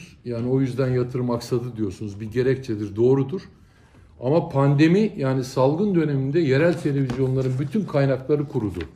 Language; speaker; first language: Turkish; native; Turkish